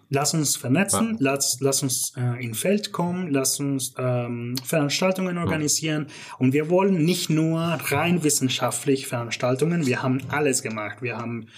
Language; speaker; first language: German; non-native, fluent; English